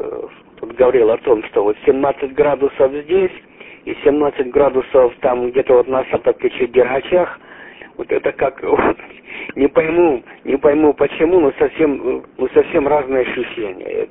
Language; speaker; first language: Russian; native; Russian